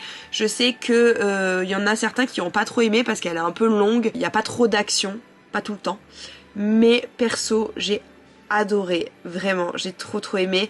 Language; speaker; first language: French; native; French